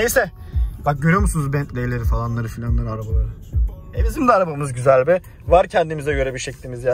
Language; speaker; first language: Turkish; native; Turkish